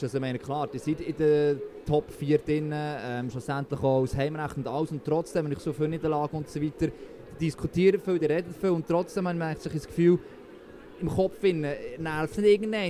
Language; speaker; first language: German; native; German